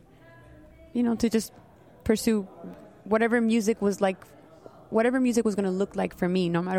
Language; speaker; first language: English; non-native, fluent; Spanish